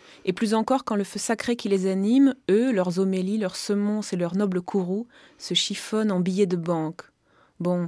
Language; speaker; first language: French; native; French